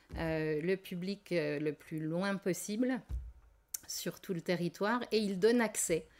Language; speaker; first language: French; native; French